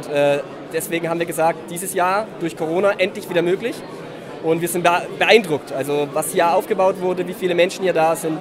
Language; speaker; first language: German; native; German